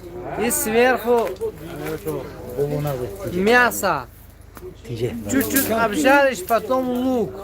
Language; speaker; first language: Russian; non-native, local second language; Tajik